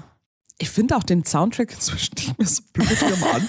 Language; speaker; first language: German; native; German